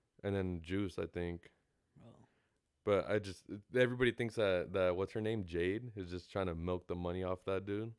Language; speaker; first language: English; early bilingual, other home language; Spanish